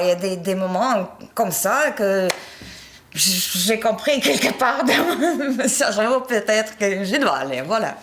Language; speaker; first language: French; non-native, fluent; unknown